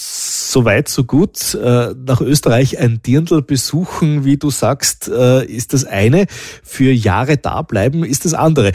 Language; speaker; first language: German; native; German